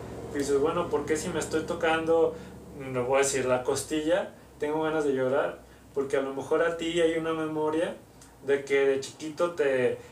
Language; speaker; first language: Spanish; native; Spanish